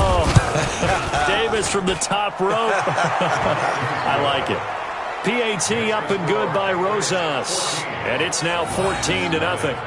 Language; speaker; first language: English; native; English